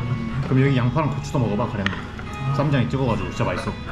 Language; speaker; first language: Korean; native; Korean